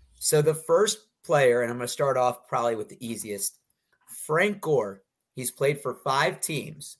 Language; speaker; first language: English; native; English